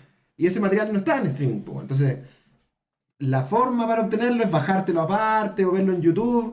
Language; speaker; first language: Spanish; native; Spanish